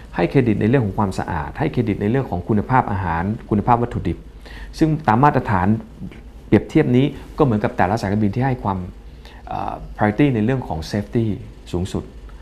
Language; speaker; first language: Thai; native; Thai